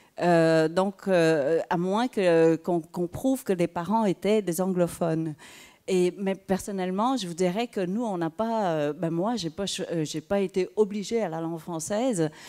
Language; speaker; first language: French; early bilingual, other home language; Vietnamese